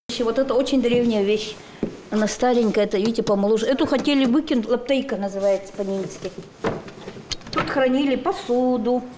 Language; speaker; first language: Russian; non-native, local second language; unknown